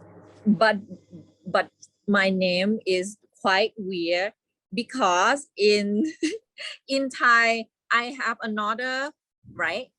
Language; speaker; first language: English; non-native, learner; Thai